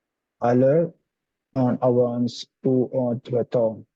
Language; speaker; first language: French; non-native, learner; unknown